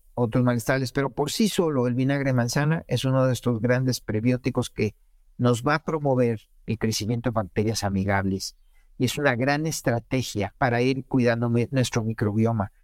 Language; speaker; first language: Spanish; native; Spanish